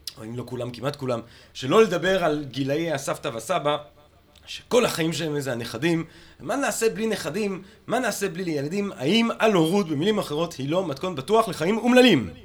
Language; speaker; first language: Hebrew; non-native, fluent; English